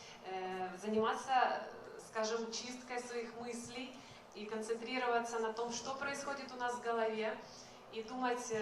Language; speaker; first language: Russian; native; Russian